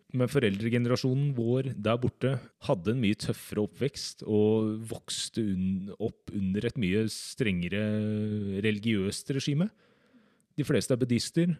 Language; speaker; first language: Norwegian; native; Norwegian